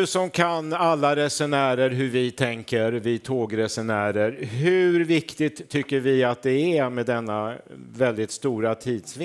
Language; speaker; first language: Swedish; native; Swedish